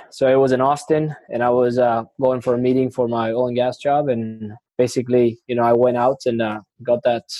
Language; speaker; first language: English; non-native, fluent; Spanish